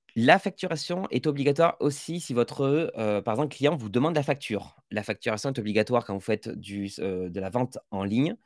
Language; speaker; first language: French; native; French